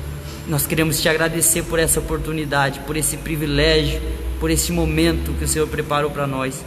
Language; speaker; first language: Portuguese; native; Portuguese